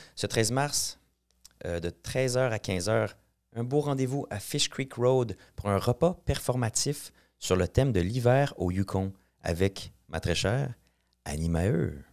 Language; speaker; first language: French; native; French